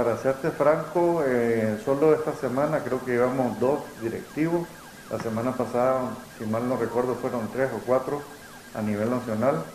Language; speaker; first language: Spanish; native; Spanish